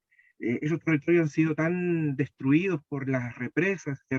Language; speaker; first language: Spanish; native; Spanish